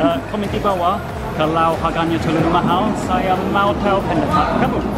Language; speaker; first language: Indonesian; non-native, learner; English